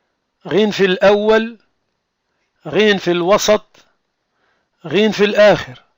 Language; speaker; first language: Arabic; non-native, fluent; French